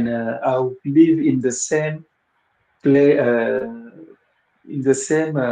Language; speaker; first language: English; non-native, fluent; Wolof